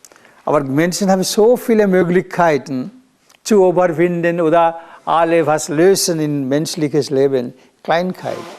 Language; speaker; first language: German; non-native, learner; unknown